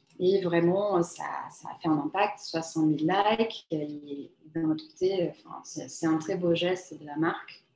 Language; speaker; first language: French; non-native, fluent; Portuguese